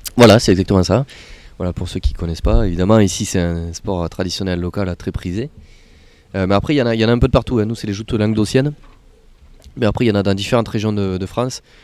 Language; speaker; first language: French; native; French